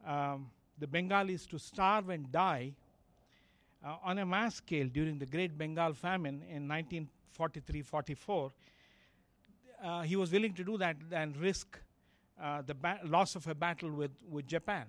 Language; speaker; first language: English; non-native, local second language; Kannada